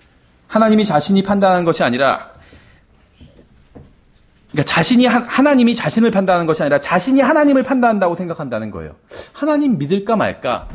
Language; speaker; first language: Korean; native; Korean